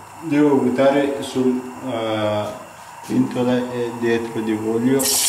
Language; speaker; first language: Italian; non-native, learner; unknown